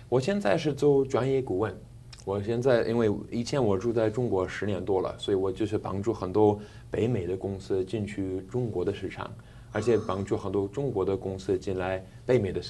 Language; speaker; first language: Chinese; non-native, fluent; English